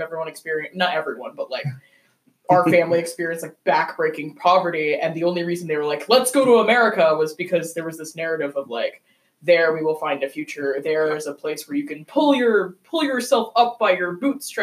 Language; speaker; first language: English; non-native, local second language; Cantonese